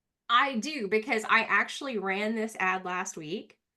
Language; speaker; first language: English; native; English